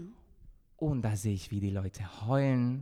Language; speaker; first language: German; non-native, fluent; Spanish